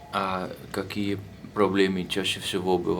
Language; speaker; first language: Russian; non-native, fluent; Dutch